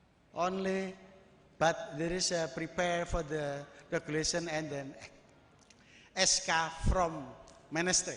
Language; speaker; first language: English; non-native, learner; Indonesian